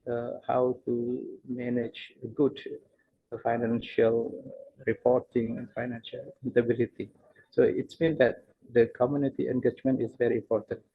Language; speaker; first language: English; non-native, fluent; Banjar